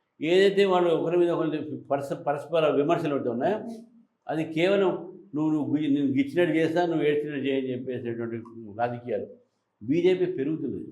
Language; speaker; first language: Telugu; native; Telugu